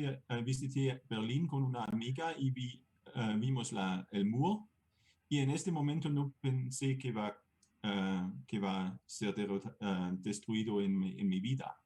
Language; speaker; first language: Spanish; non-native, fluent; German